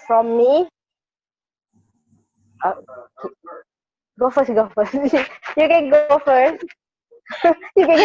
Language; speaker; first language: English; non-native, learner; Malay